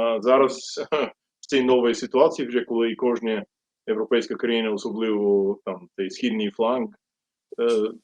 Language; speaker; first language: Ukrainian; non-native, fluent; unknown